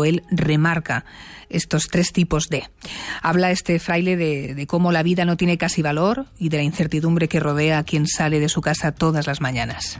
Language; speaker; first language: Spanish; native; Spanish